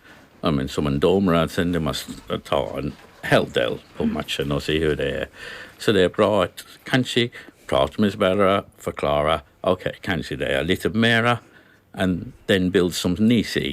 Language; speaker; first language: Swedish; non-native, learner; English